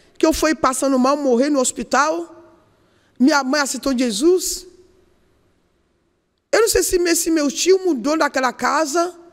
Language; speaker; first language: Portuguese; non-native, learner; Yoruba